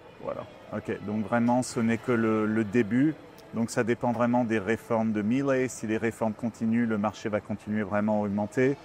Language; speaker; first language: French; native; French